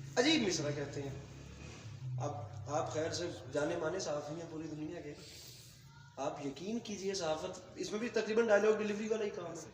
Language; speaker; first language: Urdu; non-native, local second language; Punjabi